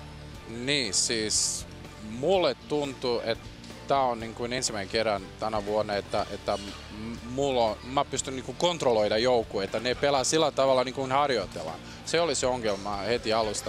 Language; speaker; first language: Finnish; non-native, fluent; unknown